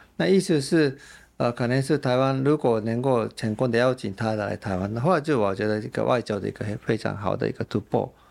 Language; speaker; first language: Chinese; non-native, fluent; Japanese